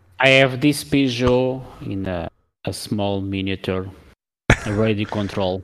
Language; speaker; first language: English; non-native, learner; Portuguese